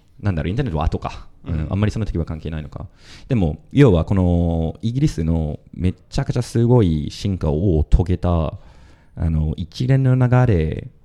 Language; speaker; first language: Japanese; non-native, fluent; English